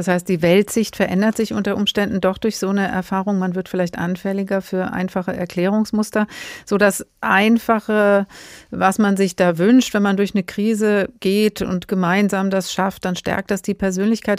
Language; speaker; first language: German; native; German